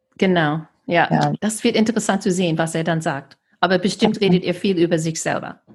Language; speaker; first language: German; non-native, fluent; English